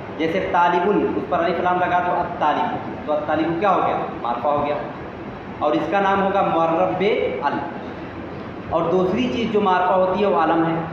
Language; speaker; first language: Urdu; native; Urdu